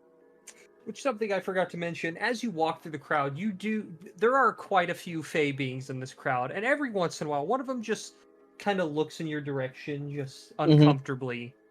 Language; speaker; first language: English; native; English